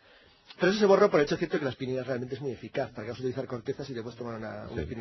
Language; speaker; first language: Spanish; native; Spanish